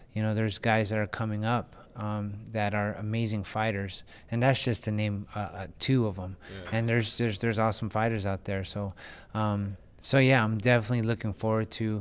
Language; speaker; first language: English; early bilingual, other home language; Filipino